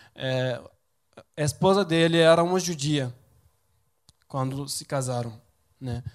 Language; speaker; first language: Portuguese; non-native, fluent; Turkish